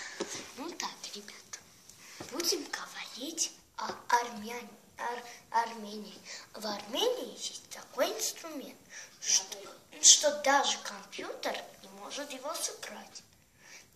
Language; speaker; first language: Russian; non-native, learner; Armenian